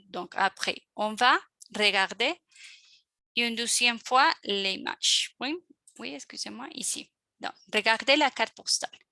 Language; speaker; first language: French; non-native, fluent; Spanish